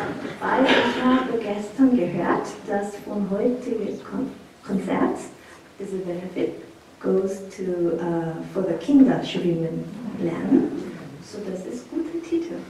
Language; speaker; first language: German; non-native, learner; Korean